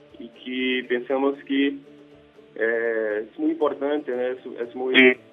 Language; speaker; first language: Spanish; non-native, fluent; Portuguese